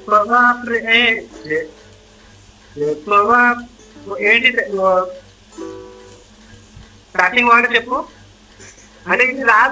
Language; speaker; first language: Telugu; non-native, local second language; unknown